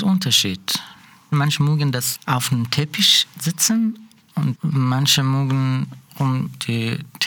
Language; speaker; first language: German; non-native, learner; Persian